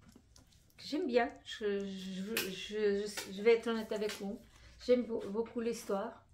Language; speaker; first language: French; non-native, fluent; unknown